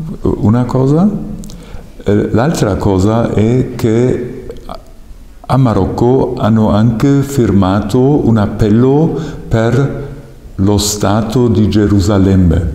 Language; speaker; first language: Italian; non-native, fluent; German